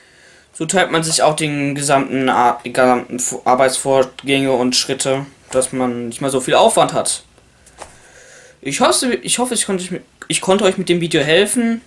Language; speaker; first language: German; native; German